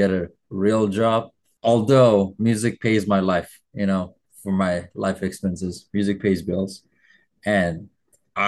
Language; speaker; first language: English; non-native, fluent; Persian